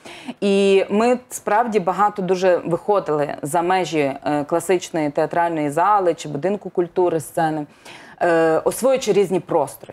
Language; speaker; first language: Ukrainian; native; Ukrainian